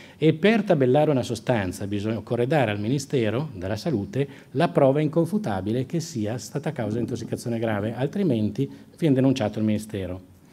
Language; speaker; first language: Italian; native; Italian